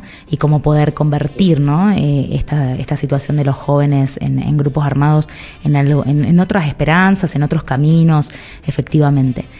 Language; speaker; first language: Spanish; native; Spanish